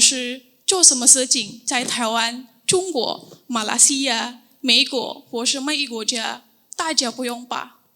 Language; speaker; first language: Chinese; non-native, learner; Indonesian